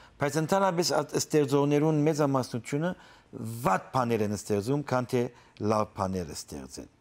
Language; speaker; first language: Armenian; early bilingual, heritage; Armenian